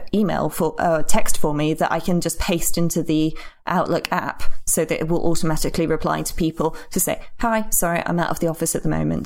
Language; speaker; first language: English; native; English